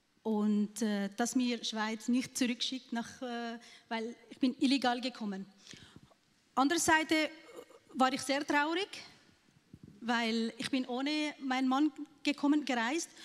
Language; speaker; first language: German; non-native, learner; Arabic